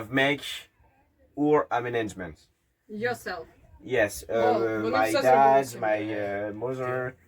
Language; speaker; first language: English; non-native, learner; French